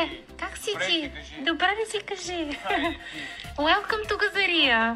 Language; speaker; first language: Bulgarian; native; Bulgarian